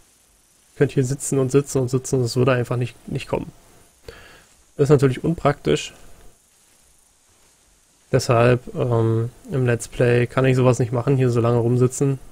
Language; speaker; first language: German; native; German